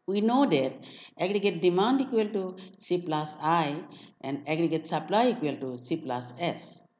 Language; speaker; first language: English; non-native, local second language; Assamese